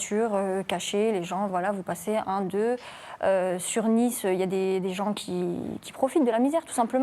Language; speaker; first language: French; native; French